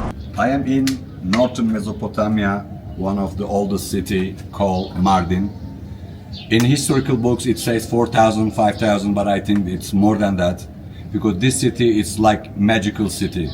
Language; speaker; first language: English; non-native, fluent; Turkish